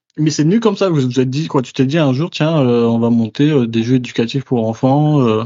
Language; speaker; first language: French; native; French